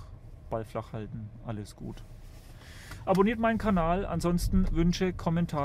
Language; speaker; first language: German; native; German